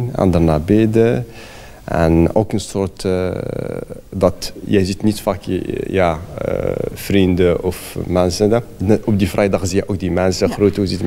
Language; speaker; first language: Dutch; non-native, fluent; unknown